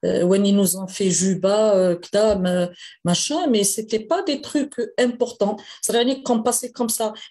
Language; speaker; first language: French; non-native, local second language; Arabic